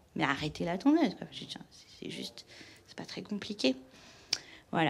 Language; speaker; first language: French; native; French